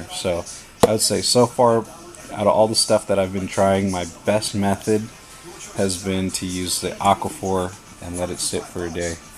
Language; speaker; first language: English; native; English